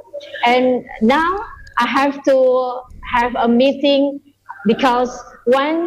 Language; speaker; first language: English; non-native, learner; Indonesian